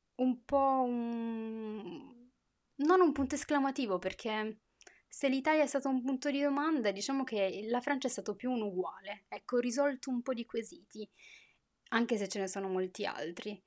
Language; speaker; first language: Italian; native; Italian